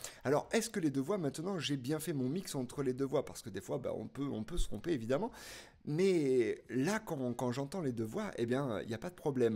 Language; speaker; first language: French; native; French